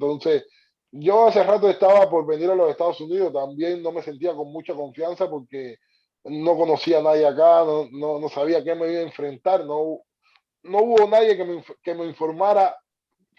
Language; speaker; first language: Spanish; native; Spanish